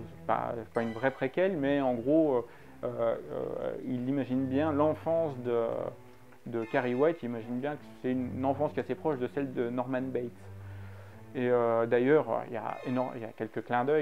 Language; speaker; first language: French; native; French